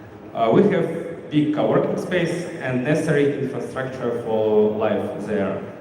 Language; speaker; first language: English; non-native, learner; Russian